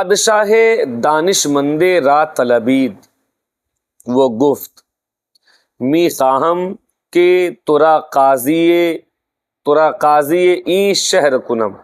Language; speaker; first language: Persian; non-native, fluent; Urdu